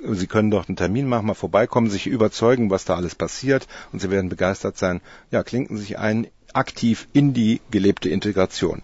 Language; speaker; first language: German; native; German